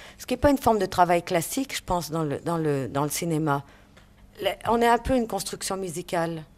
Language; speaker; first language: French; native; French